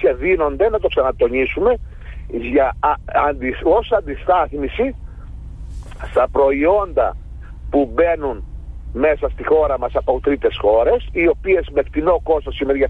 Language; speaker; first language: Greek; native; Greek